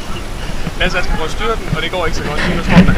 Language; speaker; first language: Danish; native; Danish